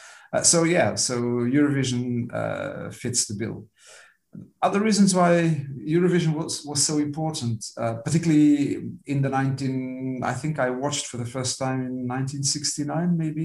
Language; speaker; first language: English; non-native, fluent; Portuguese